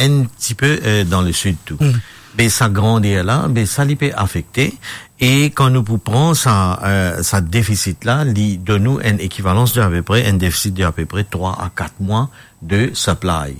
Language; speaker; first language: French; non-native, local second language; Morisyen